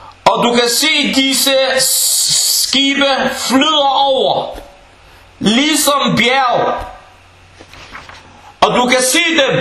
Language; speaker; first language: Danish; non-native, fluent; Arabic